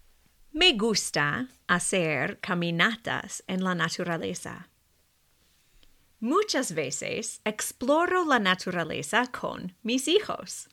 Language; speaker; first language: Spanish; non-native, fluent; English